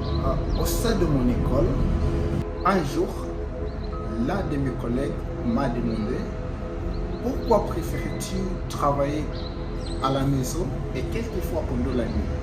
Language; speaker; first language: French; non-native, fluent; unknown